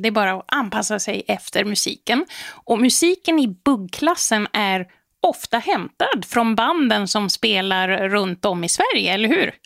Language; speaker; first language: Swedish; native; Swedish